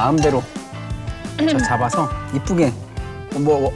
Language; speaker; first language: Korean; native; Korean